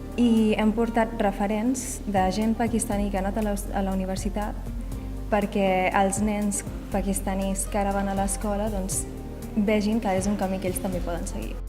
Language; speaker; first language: Catalan; early bilingual, other home language; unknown